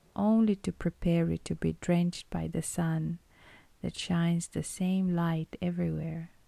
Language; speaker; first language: English; non-native, fluent; Romanian